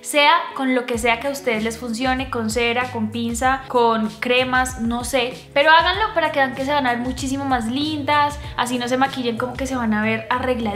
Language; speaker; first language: Spanish; native; Spanish